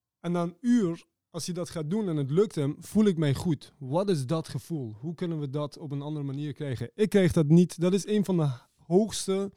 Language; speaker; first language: Dutch; early bilingual, other home language; Persian